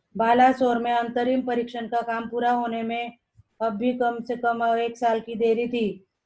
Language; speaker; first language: Hindi; non-native, local second language; Marathi